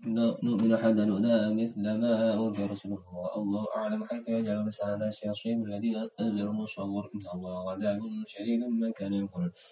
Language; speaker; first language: Arabic; non-native, learner; Indonesian